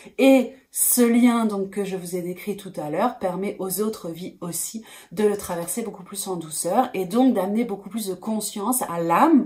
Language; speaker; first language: French; native; French